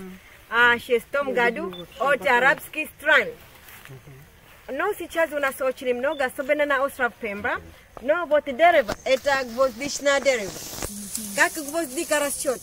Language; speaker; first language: Russian; non-native, learner; Swahili